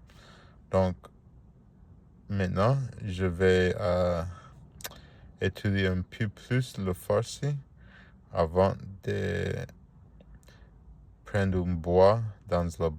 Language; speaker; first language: French; non-native, learner; Spanish